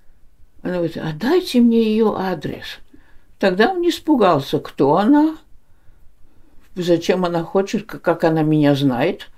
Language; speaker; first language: Russian; early bilingual, heritage; Russian